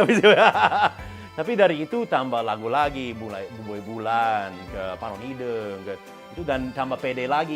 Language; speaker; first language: Indonesian; non-native, fluent; English